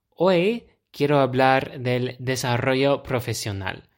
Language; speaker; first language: Spanish; non-native, fluent; English